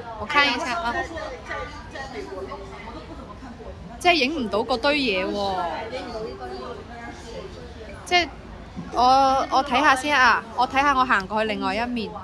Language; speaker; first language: Chinese; non-native, local second language; Cantonese